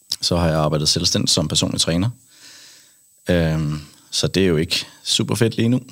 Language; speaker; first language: Danish; native; Danish